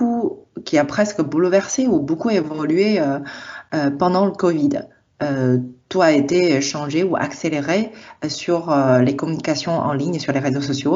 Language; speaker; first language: French; non-native, fluent; Chinese